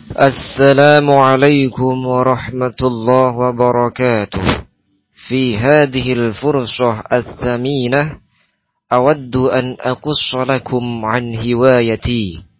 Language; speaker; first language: Arabic; non-native, learner; Indonesian